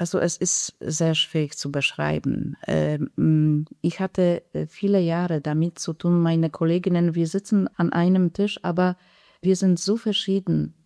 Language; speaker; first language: German; non-native, fluent; Polish